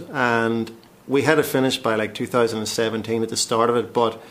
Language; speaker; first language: English; native; English